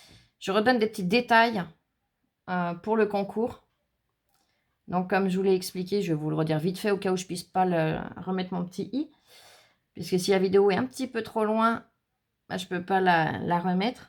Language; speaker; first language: French; native; French